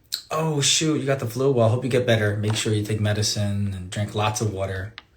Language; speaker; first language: English; native; English